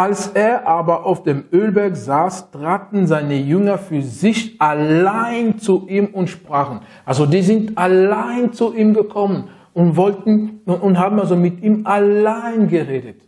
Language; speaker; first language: German; non-native, fluent; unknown